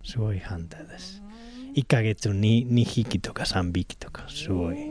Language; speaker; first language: Japanese; non-native, learner; Spanish